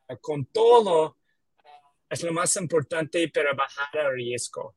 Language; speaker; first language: Spanish; non-native, learner; English